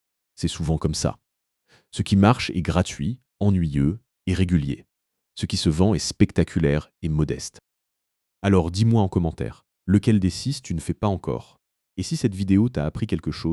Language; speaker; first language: French; native; French